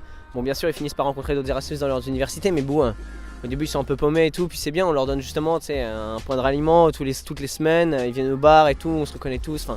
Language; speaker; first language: French; native; French